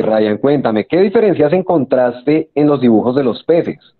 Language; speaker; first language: Spanish; native; Spanish